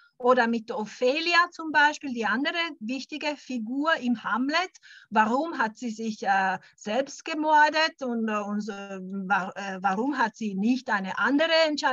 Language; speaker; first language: German; non-native, fluent; Italian